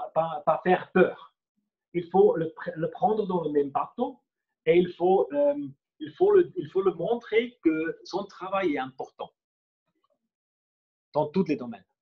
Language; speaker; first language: French; non-native, fluent; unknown